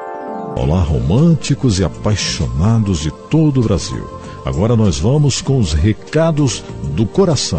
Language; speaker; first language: Portuguese; native; Portuguese